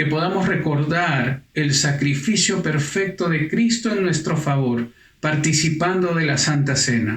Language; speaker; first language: Spanish; native; Spanish